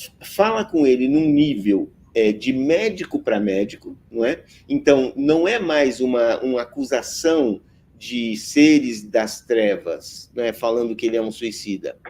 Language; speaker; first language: Portuguese; native; Portuguese